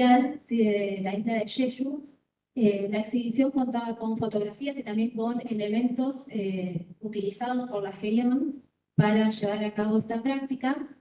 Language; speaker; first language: Spanish; native; Spanish